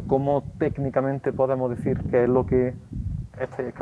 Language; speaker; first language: Spanish; native; Spanish